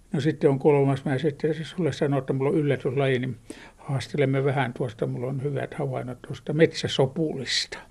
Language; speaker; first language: Finnish; native; Finnish